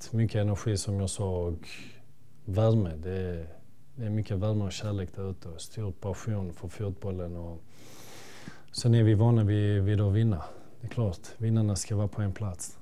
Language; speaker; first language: Swedish; early bilingual, other home language; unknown